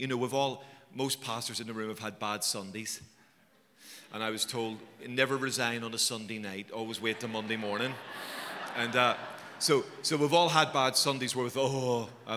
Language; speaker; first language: English; native; English